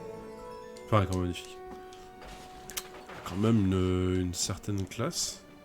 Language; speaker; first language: French; native; French